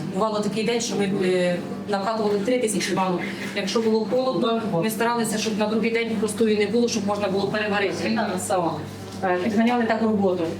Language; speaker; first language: Ukrainian; native; Ukrainian